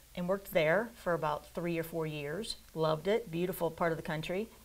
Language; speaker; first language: English; native; English